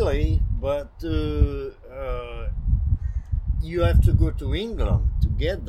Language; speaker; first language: English; non-native, fluent; French